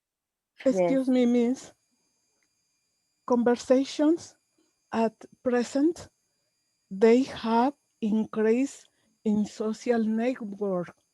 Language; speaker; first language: English; non-native, learner; Spanish